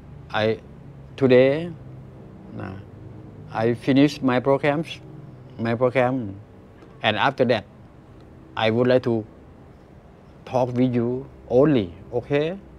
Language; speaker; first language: English; non-native, learner; Thai